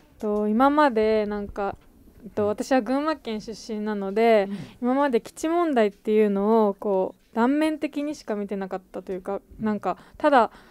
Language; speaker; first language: Japanese; native; Japanese